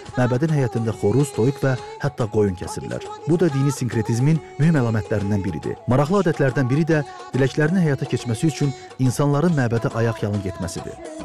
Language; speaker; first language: Azerbaijani; native; Azerbaijani